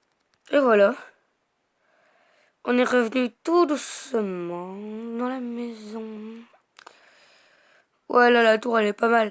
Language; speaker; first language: French; native; French